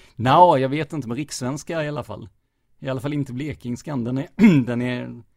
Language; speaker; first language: Swedish; non-native, fluent; English